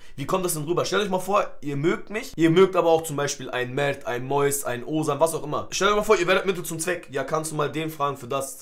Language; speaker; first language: German; early bilingual, other home language; Turkish